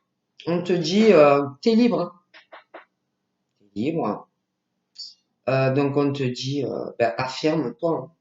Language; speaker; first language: French; native; French